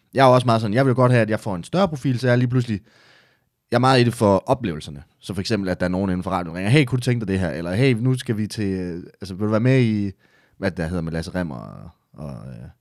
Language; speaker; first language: Danish; native; Danish